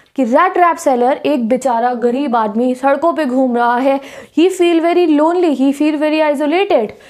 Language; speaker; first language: Hindi; native; Hindi